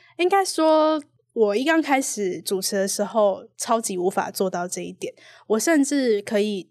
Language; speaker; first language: Chinese; native; Chinese